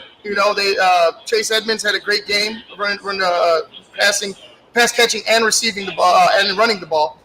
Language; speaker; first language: English; native; English